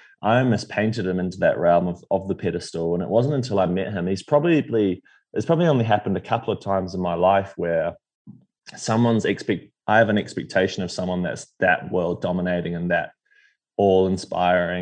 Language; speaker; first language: English; native; English